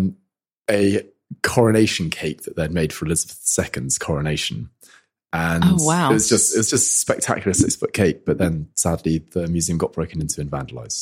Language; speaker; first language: English; native; English